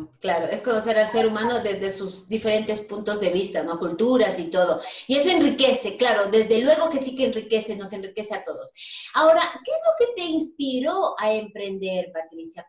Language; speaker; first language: Spanish; native; Spanish